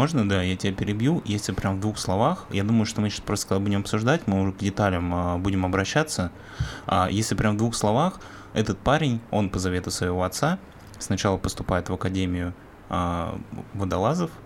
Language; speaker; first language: Russian; native; Russian